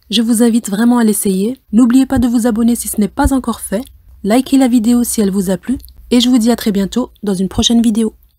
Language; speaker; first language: French; non-native, local second language; Arabic